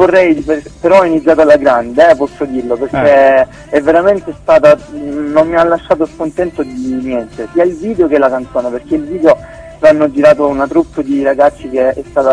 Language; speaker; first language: Italian; native; Italian